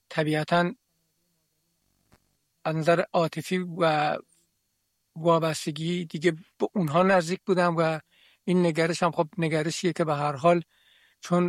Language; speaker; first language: Persian; native; Persian